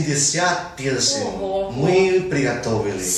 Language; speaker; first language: Russian; non-native, learner; Spanish